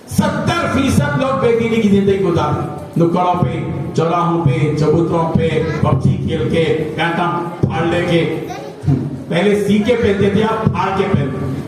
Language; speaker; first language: Urdu; native; Urdu